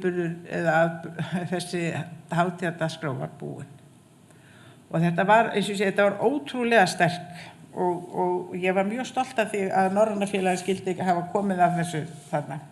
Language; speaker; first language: Icelandic; native; Icelandic